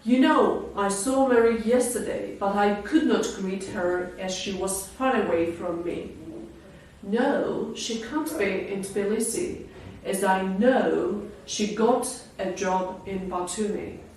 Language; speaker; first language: English; non-native, fluent; Georgian